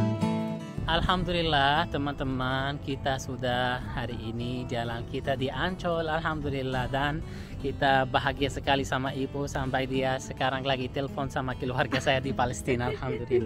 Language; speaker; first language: Indonesian; non-native, learner; Arabic